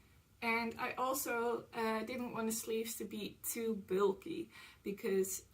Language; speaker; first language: English; non-native, fluent; Dutch